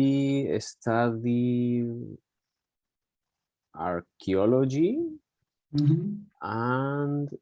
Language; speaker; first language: English; non-native, learner; Spanish